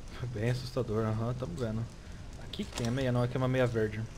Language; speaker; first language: Portuguese; native; Portuguese